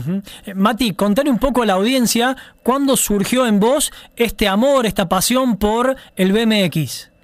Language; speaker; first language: Spanish; native; Spanish